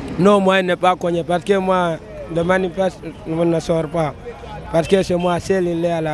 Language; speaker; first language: French; non-native, local second language; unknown